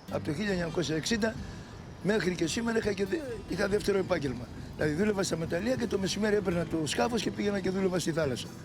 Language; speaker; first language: Greek; native; Greek